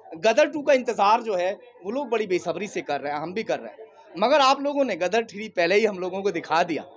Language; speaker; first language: Hindi; native; Hindi